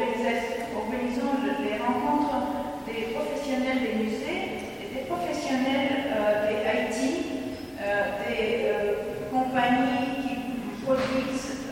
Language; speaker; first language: French; non-native, fluent; Russian